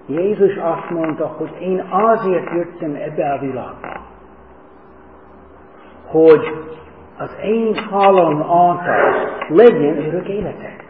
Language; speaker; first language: Hungarian; non-native, fluent; English